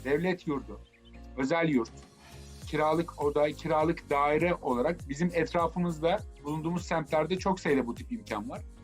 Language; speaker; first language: Turkish; native; Turkish